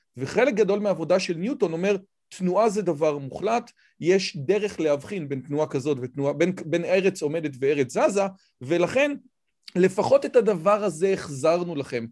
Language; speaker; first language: Hebrew; native; Hebrew